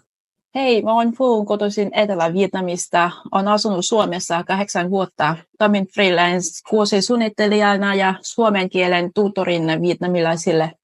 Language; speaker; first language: Finnish; non-native, fluent; Vietnamese